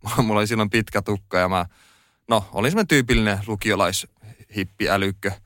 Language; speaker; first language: Finnish; native; Finnish